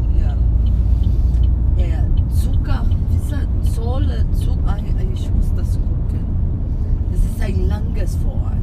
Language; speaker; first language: German; non-native, fluent; Portuguese